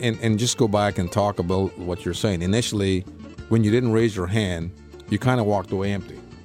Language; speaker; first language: English; native; English